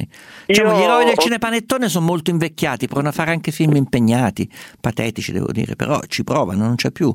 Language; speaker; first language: Italian; native; Italian